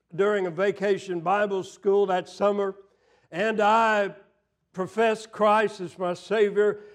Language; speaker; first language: English; native; English